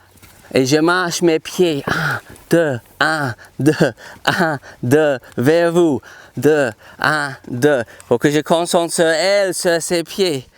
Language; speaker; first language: French; non-native, fluent; English